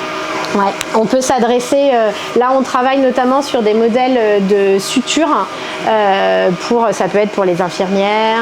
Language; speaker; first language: French; native; French